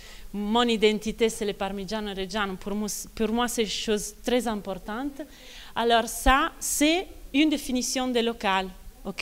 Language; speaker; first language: French; non-native, fluent; Italian